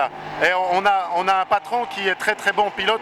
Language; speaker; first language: French; native; French